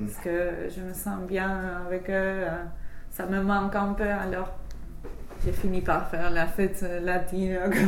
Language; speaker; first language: French; non-native, fluent; English